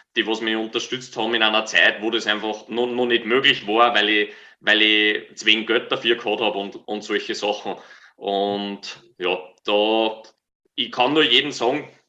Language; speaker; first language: German; native; German